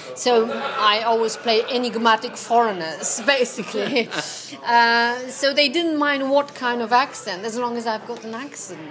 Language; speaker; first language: English; non-native, fluent; Polish